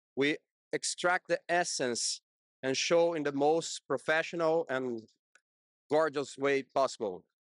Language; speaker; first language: English; non-native, fluent; Portuguese